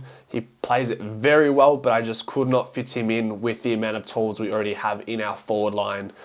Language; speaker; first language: English; native; English